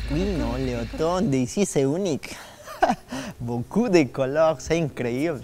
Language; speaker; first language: French; non-native, learner; Spanish